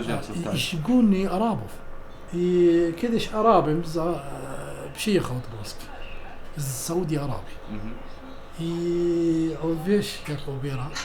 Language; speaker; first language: Polish; non-native, learner; Arabic